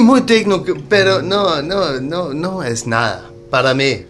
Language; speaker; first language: Spanish; non-native, learner; Danish